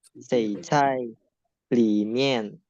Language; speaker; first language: Chinese; non-native, learner; Indonesian